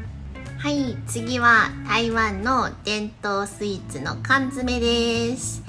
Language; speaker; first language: Japanese; non-native, fluent; Chinese